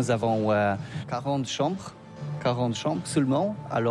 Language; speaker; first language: French; non-native, learner; Polish